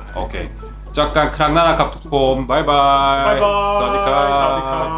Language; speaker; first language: Thai; non-native, learner; Korean